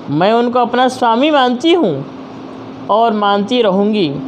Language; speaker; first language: Hindi; non-native, local second language; Telugu